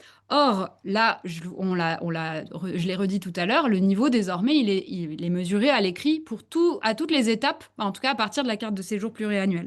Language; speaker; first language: French; native; French